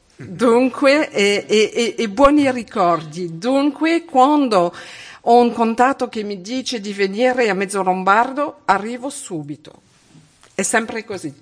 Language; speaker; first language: Italian; non-native, learner; French